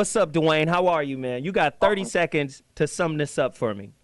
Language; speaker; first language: English; native; English